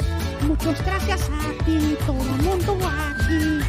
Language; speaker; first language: Spanish; non-native, learner; English